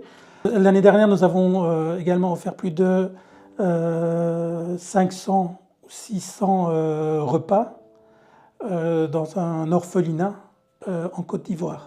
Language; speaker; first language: French; early bilingual, other home language; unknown